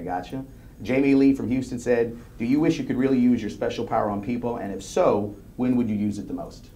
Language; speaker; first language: English; native; English